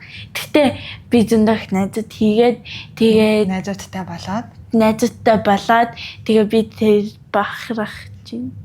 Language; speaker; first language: Mongolian; early bilingual, heritage; Mongolian